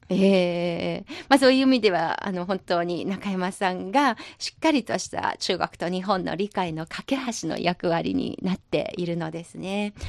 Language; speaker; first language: Japanese; non-native, fluent; Chinese